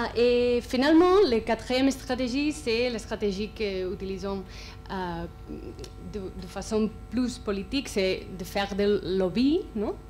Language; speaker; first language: French; non-native, fluent; Spanish